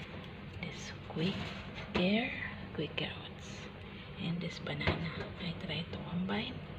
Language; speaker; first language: English; non-native, learner; Filipino